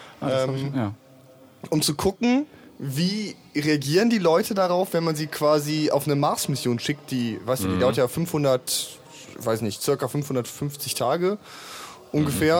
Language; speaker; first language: German; native; German